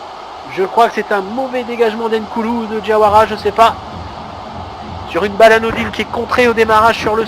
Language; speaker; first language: French; native; French